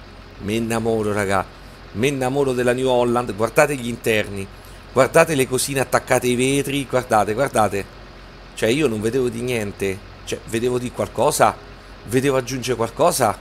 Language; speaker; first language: Italian; native; Italian